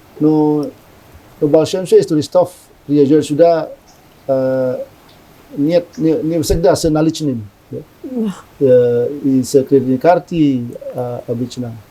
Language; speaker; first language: Russian; non-native, learner; Indonesian